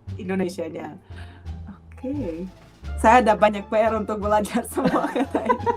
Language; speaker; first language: Malay; non-native, fluent; Russian